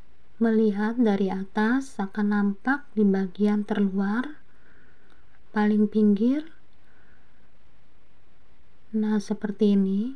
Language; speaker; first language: Indonesian; native; Indonesian